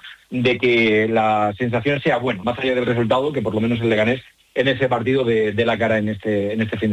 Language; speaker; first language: Spanish; native; Spanish